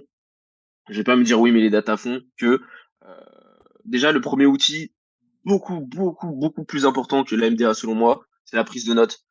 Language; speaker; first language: French; native; French